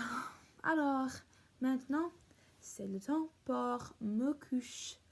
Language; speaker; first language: French; non-native, learner; English